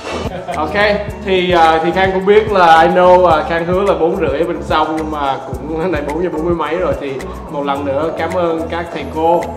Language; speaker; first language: Vietnamese; early bilingual, heritage; Vietnamese